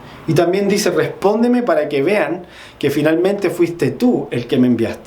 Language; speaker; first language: Spanish; native; Spanish